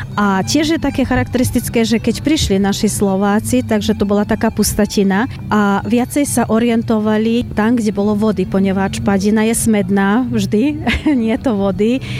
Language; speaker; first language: Slovak; early bilingual, heritage; Slovak